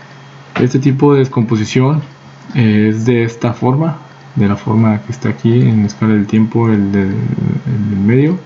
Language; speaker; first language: Spanish; native; Spanish